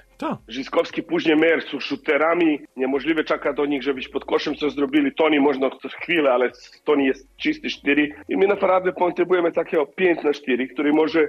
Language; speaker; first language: Polish; non-native, learner; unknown